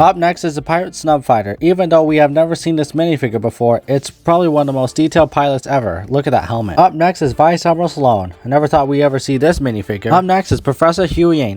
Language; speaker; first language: English; native; English